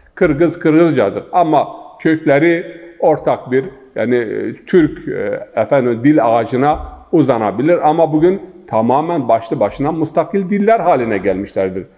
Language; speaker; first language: Turkish; non-native, local second language; Zaza